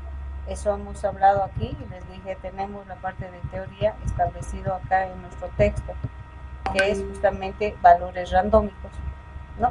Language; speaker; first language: Spanish; native; Spanish